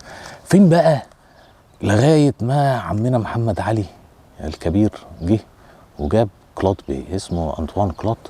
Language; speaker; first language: Arabic; native; Arabic